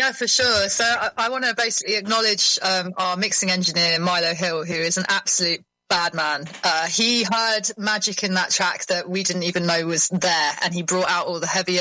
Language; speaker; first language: English; native; English